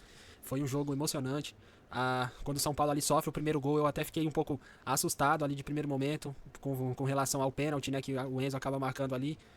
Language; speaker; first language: Portuguese; native; Portuguese